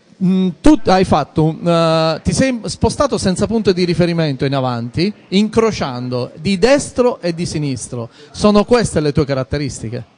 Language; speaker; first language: Italian; native; Italian